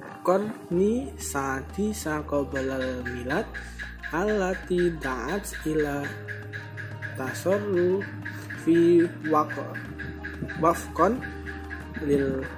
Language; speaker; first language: Arabic; non-native, learner; Indonesian